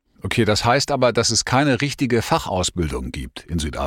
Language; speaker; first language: German; native; German